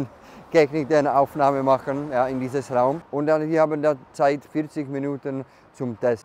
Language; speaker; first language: German; non-native, learner; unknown